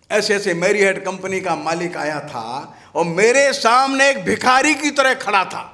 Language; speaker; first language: Hindi; native; Hindi